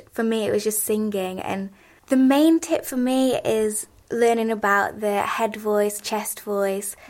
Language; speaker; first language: English; native; English